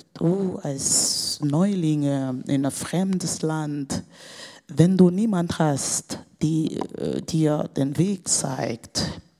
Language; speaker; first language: German; non-native, fluent; Portuguese